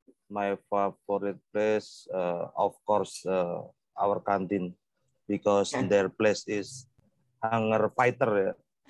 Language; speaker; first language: English; non-native, learner; Indonesian